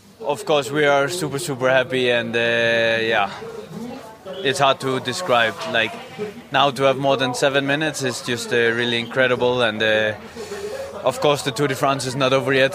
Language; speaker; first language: English; non-native, fluent; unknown